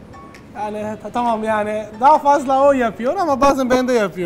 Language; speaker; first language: Turkish; non-native, learner; Italian